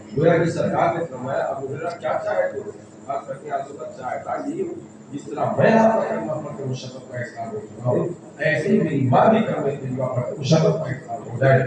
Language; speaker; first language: Urdu; native; Urdu